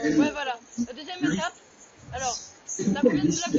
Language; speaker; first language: French; native; French